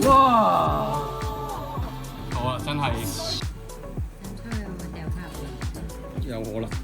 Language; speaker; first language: Chinese; native; Chinese